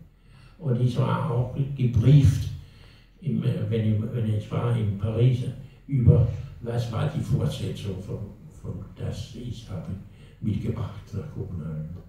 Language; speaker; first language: German; non-native, learner; Danish